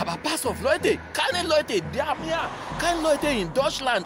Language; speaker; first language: German; non-native, learner; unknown